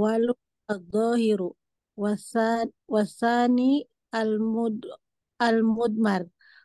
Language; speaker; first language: Arabic; non-native, learner; Indonesian